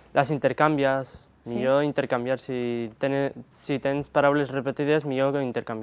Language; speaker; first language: Catalan; non-native, learner; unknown